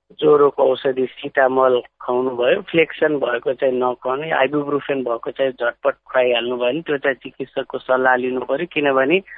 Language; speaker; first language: Nepali; non-native, local second language; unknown